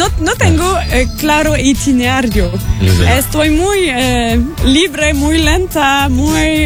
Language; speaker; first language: Spanish; non-native, learner; French